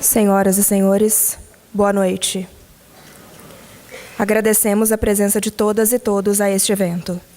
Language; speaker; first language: Portuguese; native; Portuguese